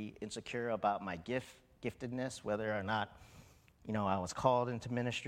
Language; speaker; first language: English; native; English